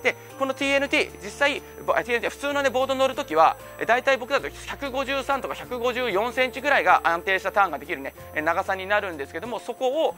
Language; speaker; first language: Japanese; native; Japanese